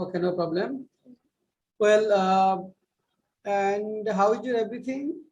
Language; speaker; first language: English; non-native, fluent; Bangla